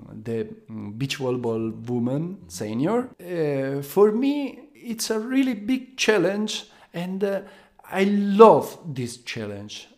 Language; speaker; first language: English; non-native, learner; Italian